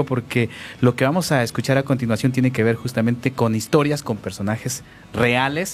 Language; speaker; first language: Spanish; native; Spanish